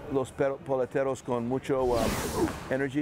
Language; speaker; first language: Spanish; non-native, learner; English